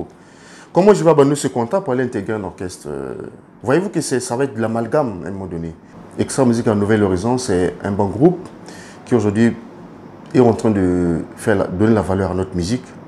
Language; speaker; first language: French; non-native, local second language; Lingala